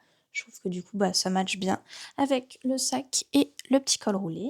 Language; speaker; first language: French; native; French